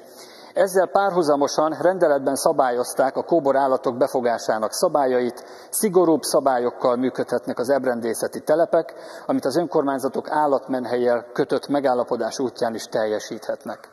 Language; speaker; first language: Hungarian; native; Hungarian